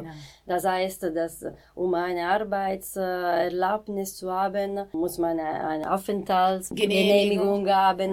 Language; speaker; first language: German; non-native, fluent; Italian